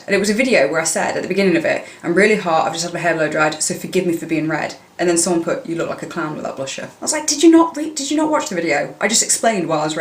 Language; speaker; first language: English; native; English